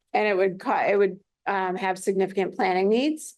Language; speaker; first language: English; native; English